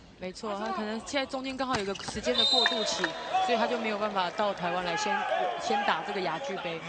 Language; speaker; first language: Chinese; native; Chinese